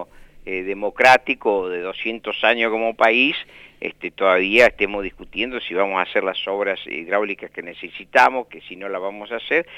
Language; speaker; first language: Spanish; native; Spanish